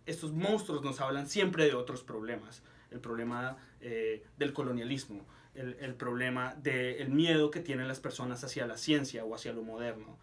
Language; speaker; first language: Spanish; native; Spanish